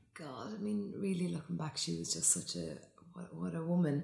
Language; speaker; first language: English; native; English